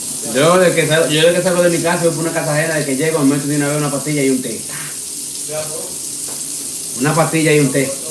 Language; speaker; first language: Spanish; early bilingual, other home language; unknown